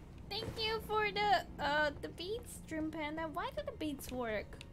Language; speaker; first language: English; non-native, fluent; Portuguese